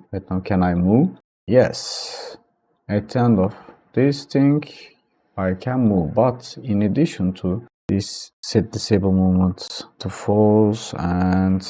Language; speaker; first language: English; non-native, fluent; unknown